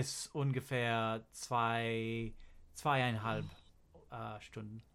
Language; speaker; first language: German; non-native, learner; English